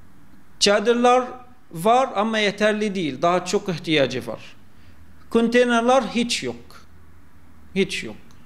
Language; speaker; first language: Turkish; non-native, fluent; Arabic